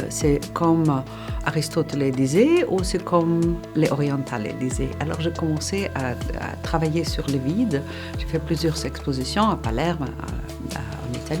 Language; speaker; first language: French; non-native, fluent; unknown